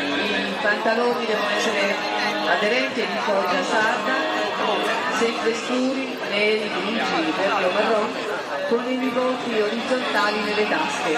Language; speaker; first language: Italian; native; Italian